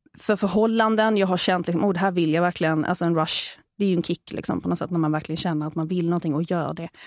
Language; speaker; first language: Swedish; native; Swedish